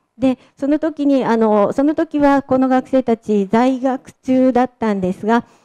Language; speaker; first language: Japanese; native; Japanese